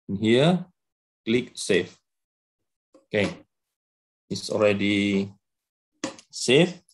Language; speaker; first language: English; non-native, learner; Indonesian